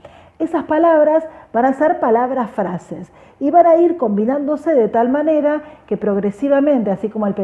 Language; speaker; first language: Spanish; native; Spanish